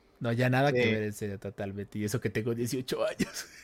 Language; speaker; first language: Spanish; native; Spanish